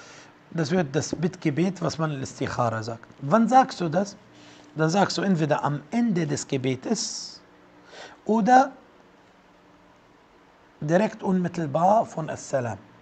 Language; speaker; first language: German; non-native, fluent; Arabic